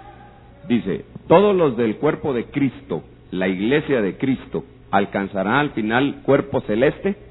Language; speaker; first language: Spanish; native; Spanish